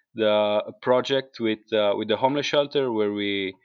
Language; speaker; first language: English; non-native, fluent; Italian